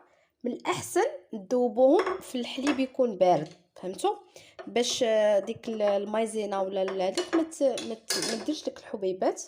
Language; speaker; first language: Arabic; native; Arabic